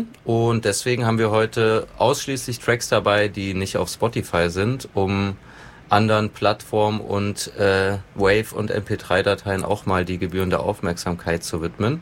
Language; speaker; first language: German; native; German